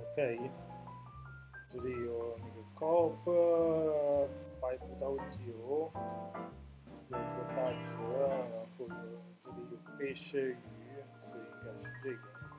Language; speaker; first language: Chinese; non-native, fluent; Italian